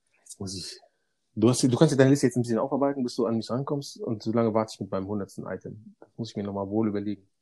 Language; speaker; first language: German; early bilingual, other home language; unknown